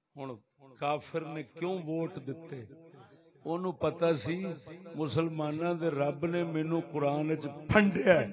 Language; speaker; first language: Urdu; non-native, local second language; Punjabi